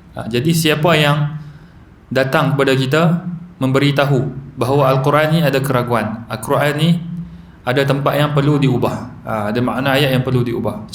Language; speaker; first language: Malay; native; Malay